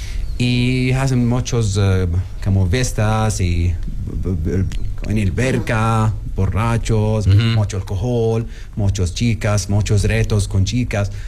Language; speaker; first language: Spanish; non-native, learner; Arabic